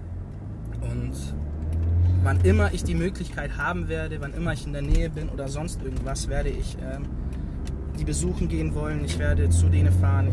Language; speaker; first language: German; early bilingual, other home language; Bosnian